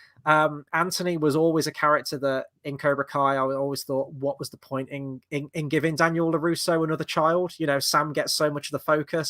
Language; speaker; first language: English; native; English